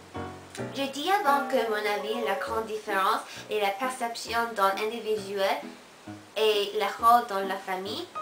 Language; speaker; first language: French; non-native, learner; Korean